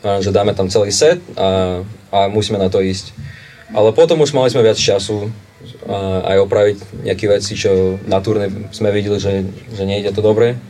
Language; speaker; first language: Slovak; non-native, fluent; Russian